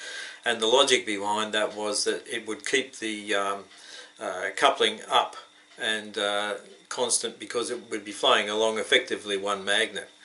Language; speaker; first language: English; native; English